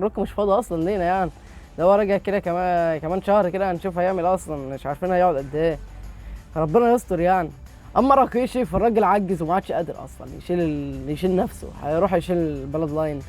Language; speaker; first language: Arabic; native; Arabic